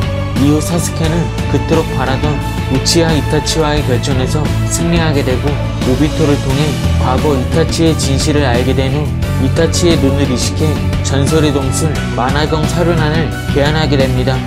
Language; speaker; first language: Korean; native; Korean